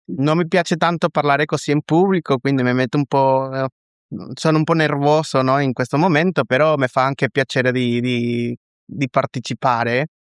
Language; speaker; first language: Italian; non-native, fluent; Spanish